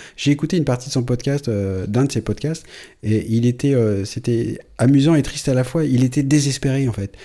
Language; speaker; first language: French; native; French